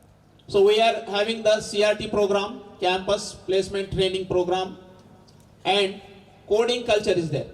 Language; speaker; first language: English; non-native, local second language; Telugu